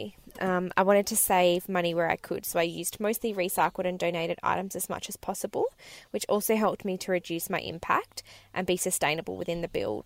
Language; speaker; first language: English; native; English